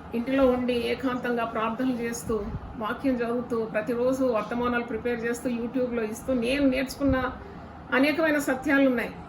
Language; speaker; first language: Telugu; non-native, local second language; Malayalam